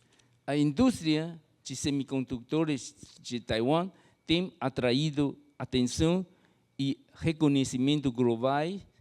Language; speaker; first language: Portuguese; non-native, fluent; Chinese